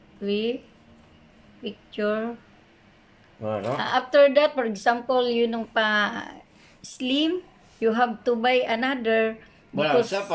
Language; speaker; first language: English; non-native, learner; Filipino